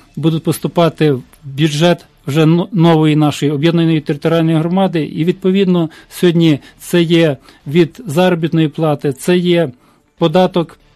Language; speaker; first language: Ukrainian; native; Ukrainian